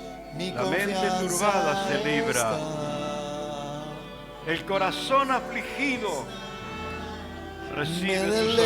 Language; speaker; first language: Spanish; native; Spanish